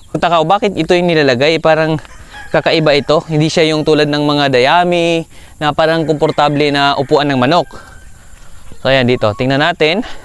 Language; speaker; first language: Filipino; non-native, local second language; Cebuano